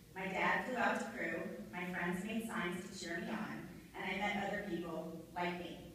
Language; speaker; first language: English; native; English